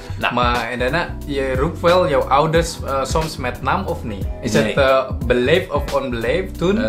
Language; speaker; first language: Dutch; non-native, learner; Indonesian